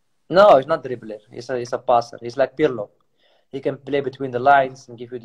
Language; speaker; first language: English; non-native, fluent; Arabic